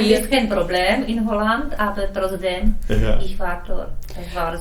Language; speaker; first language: German; non-native, learner; Czech